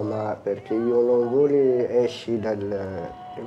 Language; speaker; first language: Italian; non-native, learner; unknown